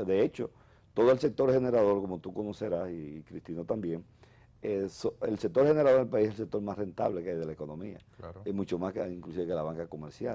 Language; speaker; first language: Spanish; native; Spanish